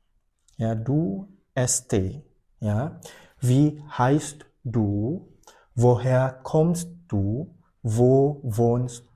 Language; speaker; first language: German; non-native, fluent; Indonesian